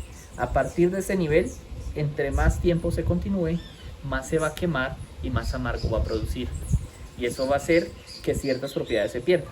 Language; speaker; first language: Spanish; native; Spanish